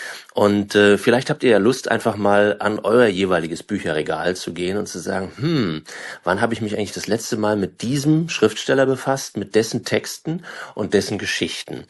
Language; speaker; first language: German; native; German